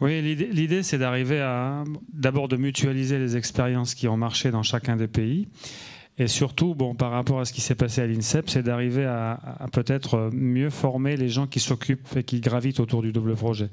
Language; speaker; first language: French; native; French